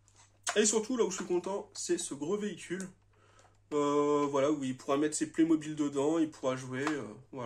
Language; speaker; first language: French; native; French